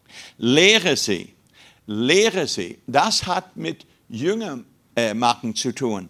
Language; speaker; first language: German; non-native, fluent; English